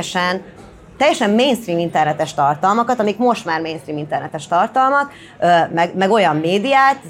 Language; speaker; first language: Hungarian; native; Hungarian